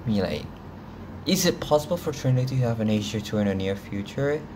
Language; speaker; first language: English; non-native, fluent; Thai